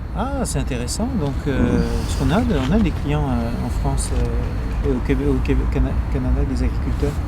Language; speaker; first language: French; native; French